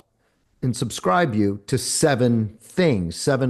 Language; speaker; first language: English; native; English